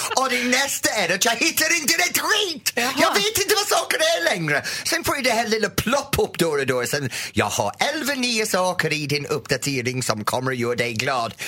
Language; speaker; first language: Swedish; non-native, fluent; English